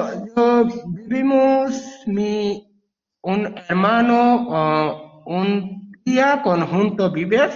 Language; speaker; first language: Spanish; non-native, learner; Bangla